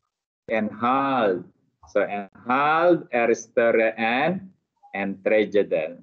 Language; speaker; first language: Swedish; non-native, learner; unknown